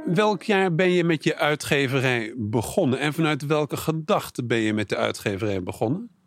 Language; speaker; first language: Dutch; native; Dutch